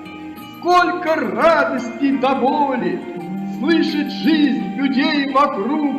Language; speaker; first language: Russian; native; Russian